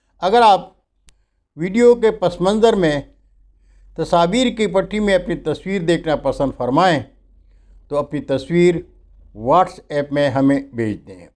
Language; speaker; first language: Urdu; non-native, local second language; Pashto